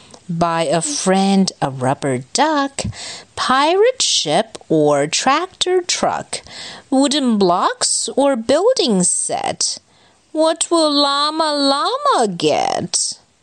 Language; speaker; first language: English; non-native, fluent; Chinese